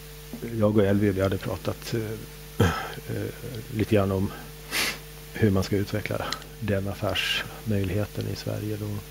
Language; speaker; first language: Swedish; native; Swedish